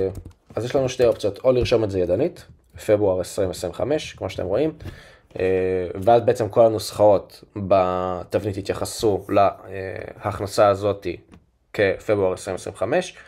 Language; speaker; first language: Hebrew; native; Hebrew